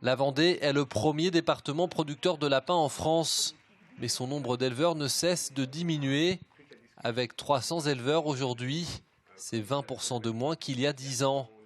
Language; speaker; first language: French; native; French